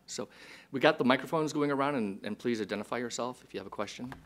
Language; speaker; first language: English; native; English